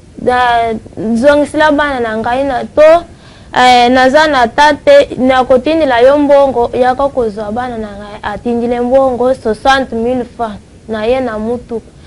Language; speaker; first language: Lingala; non-native, local second language; Luba-Lulua